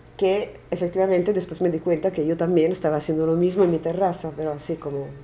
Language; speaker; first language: Spanish; non-native, fluent; Italian